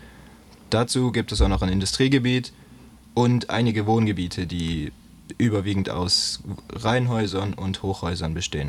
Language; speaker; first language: German; native; German